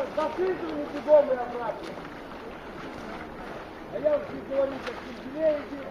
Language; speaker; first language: Russian; native; Russian